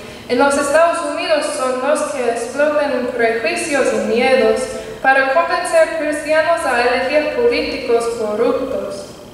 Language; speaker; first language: Spanish; non-native, learner; English